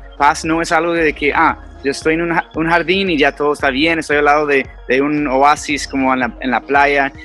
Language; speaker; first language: Spanish; non-native, fluent; English